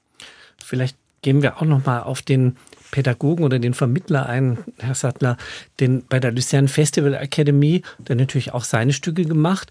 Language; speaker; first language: German; native; German